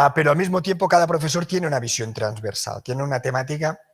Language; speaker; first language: Spanish; non-native, local second language; Catalan